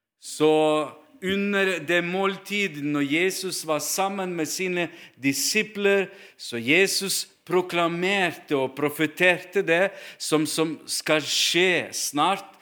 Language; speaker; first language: Norwegian; non-native, fluent; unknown